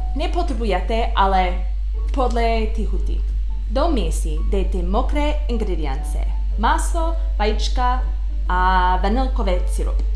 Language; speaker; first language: Czech; non-native, learner; English